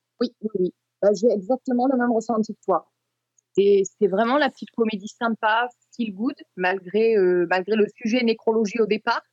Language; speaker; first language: French; native; French